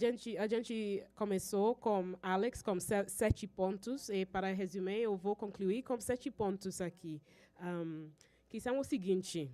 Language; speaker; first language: Portuguese; non-native, fluent; English